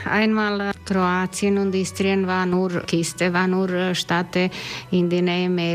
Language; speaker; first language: German; non-native, learner; Croatian